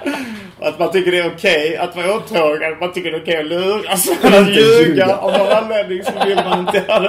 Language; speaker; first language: Swedish; native; Swedish